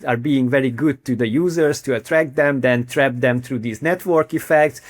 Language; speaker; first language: English; non-native, fluent; Hungarian